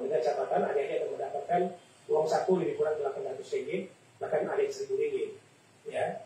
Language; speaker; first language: Indonesian; native; Indonesian